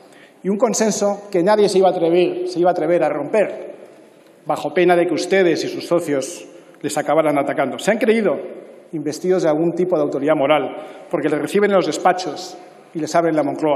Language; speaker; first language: Spanish; native; Spanish